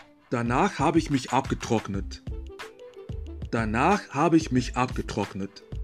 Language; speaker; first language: German; non-native, fluent; English